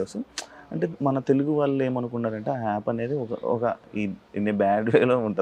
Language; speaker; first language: Telugu; native; Telugu